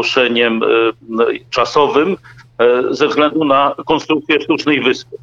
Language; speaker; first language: Polish; native; Polish